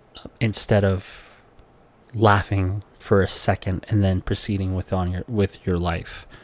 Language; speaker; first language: English; non-native, local second language; Filipino